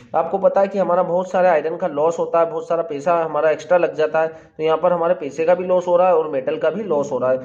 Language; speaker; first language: Hindi; native; Hindi